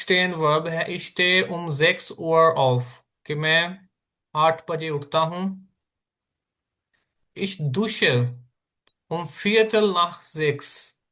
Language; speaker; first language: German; non-native, learner; Urdu